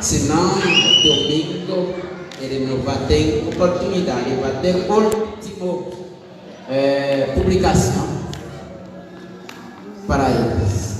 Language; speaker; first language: Spanish; non-native, learner; Haitian Creole